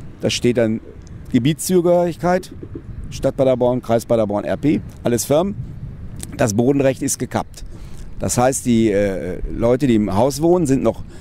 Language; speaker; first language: German; native; German